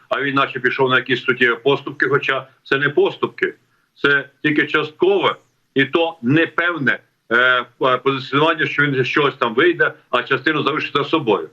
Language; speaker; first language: Ukrainian; native; Ukrainian